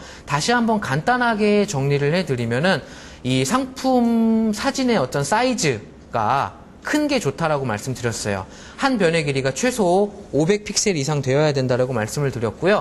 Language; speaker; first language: Korean; native; Korean